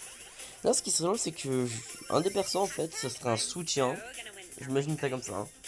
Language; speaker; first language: French; native; French